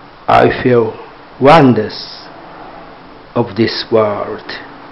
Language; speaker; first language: English; non-native, learner; Japanese